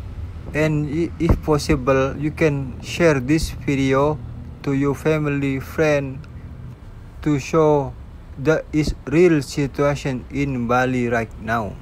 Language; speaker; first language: English; non-native, learner; Indonesian